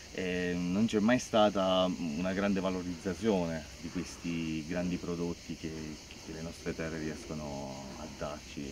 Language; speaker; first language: Italian; native; Italian